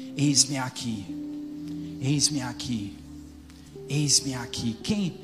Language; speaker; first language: Portuguese; non-native, fluent; English